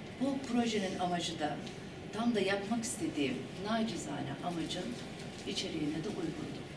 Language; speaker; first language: Turkish; early bilingual, heritage; Turkish